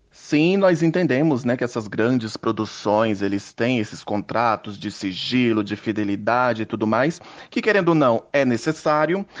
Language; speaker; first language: Portuguese; native; Portuguese